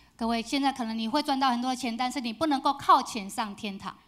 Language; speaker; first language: Chinese; native; Chinese